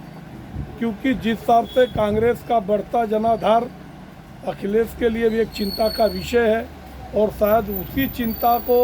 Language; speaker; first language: Hindi; native; Hindi